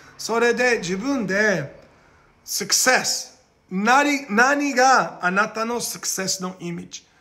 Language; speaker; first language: Japanese; non-native, learner; Portuguese